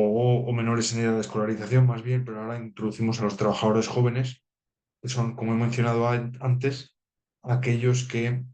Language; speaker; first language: Spanish; native; Spanish